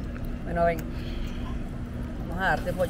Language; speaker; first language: Spanish; native; Spanish